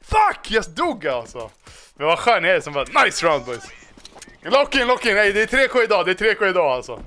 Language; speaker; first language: Swedish; native; Swedish